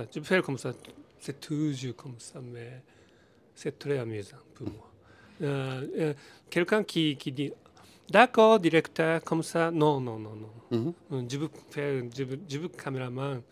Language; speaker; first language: French; non-native, learner; Japanese